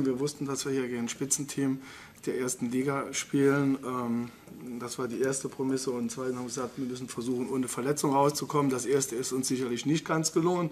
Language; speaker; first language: German; native; German